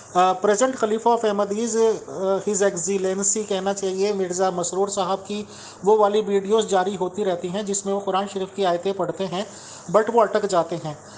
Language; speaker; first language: Urdu; native; Urdu